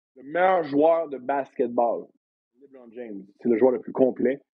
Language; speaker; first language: French; native; French